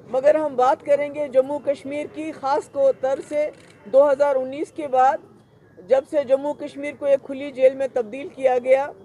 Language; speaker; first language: Urdu; non-native, local second language; Kashmiri